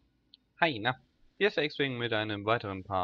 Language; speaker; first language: German; native; German